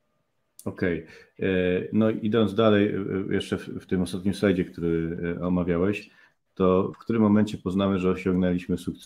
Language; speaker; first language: Polish; native; Polish